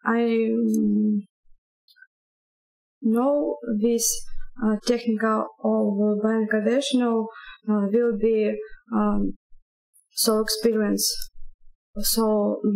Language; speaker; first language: English; non-native, learner; Russian